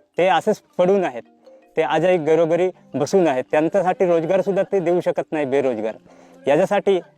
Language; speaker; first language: Marathi; non-native, local second language; Gondi